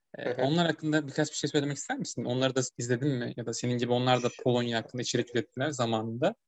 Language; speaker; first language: Turkish; native; Turkish